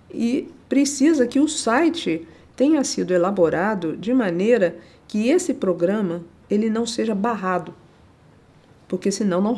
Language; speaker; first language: Portuguese; native; Portuguese